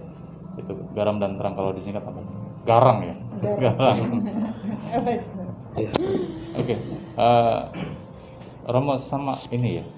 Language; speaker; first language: Indonesian; native; Indonesian